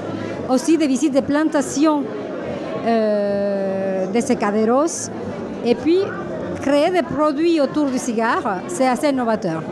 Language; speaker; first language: French; native; French